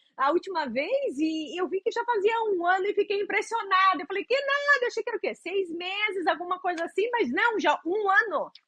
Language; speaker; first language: Portuguese; native; Portuguese